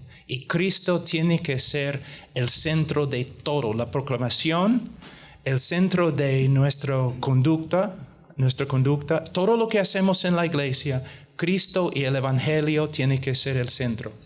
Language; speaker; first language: Spanish; non-native, fluent; English